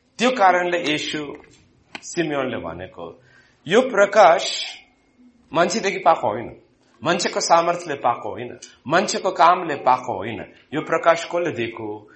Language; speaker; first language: Nepali; non-native, fluent; Malayalam